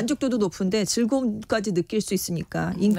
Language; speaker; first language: Korean; native; Korean